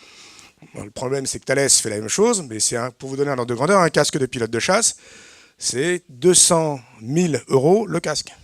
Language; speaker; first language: French; native; French